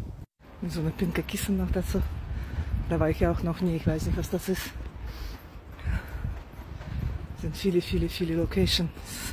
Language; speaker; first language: German; non-native, fluent; Russian